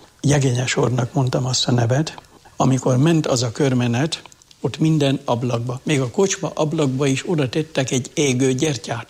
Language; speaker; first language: Hungarian; native; Hungarian